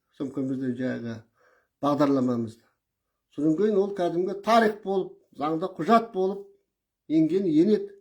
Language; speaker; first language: Kazakh; early bilingual, heritage; Kazakh